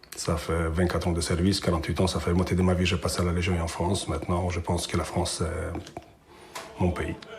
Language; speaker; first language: French; non-native, fluent; Polish